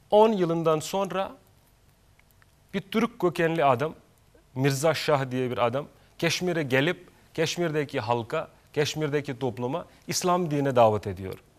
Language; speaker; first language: Turkish; non-native, fluent; Kashmiri